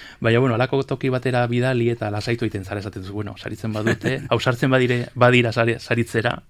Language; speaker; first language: Basque; non-native, local second language; Spanish